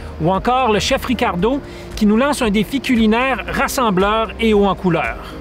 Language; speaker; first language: French; native; French